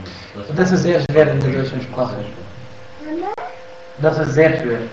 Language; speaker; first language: German; non-native, fluent; Arabic